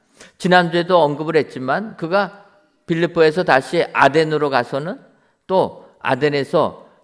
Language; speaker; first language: Korean; native; Korean